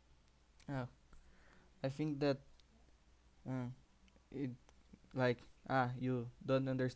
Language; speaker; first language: English; non-native, learner; Portuguese